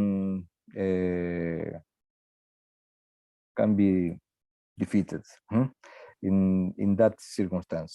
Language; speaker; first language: English; non-native, learner; Spanish